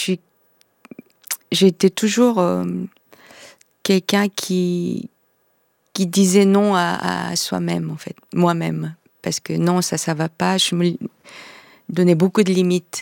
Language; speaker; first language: French; non-native, fluent; Korean